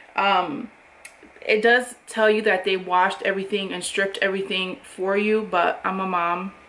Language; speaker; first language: English; native; English